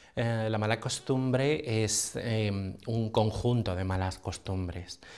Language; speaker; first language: Spanish; native; Spanish